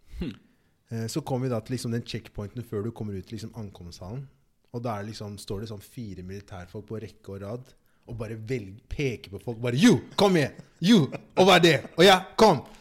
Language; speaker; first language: Norwegian; early bilingual, other home language; Igbo